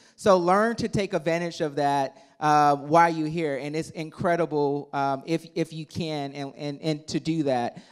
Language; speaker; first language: English; native; English